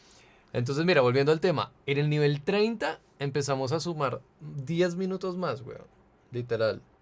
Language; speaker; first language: Spanish; native; Spanish